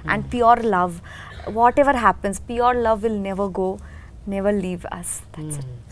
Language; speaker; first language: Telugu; non-native, learner; Bangla